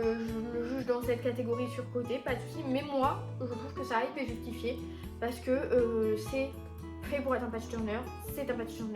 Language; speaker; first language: French; native; French